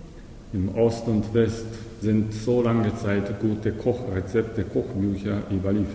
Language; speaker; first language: German; non-native, learner; Japanese